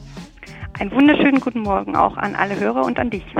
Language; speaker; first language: German; native; German